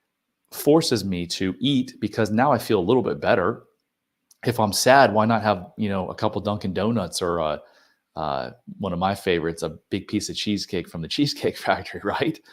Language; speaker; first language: English; native; English